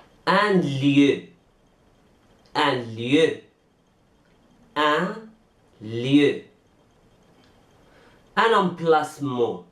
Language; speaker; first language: French; non-native, fluent; Arabic